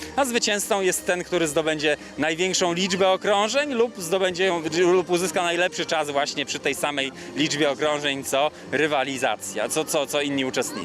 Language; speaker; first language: Polish; native; Polish